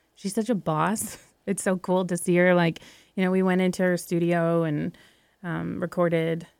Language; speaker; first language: English; native; English